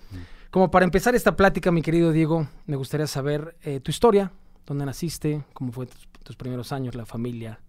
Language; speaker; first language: Spanish; native; Spanish